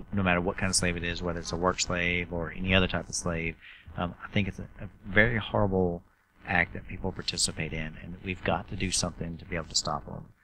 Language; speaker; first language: English; native; English